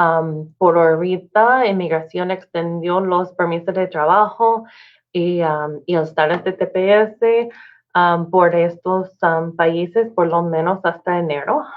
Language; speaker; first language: Spanish; non-native, learner; English